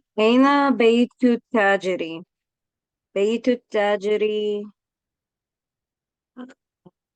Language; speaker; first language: Arabic; non-native, learner; English